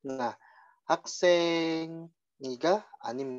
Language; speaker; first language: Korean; non-native, fluent; Indonesian